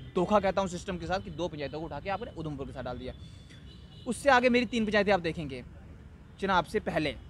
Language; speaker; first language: Hindi; native; Hindi